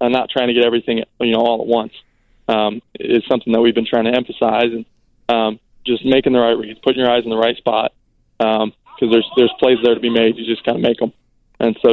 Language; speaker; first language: English; native; English